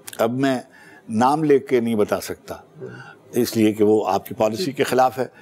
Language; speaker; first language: Urdu; native; Urdu